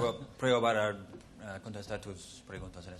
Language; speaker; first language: Spanish; early bilingual, heritage; English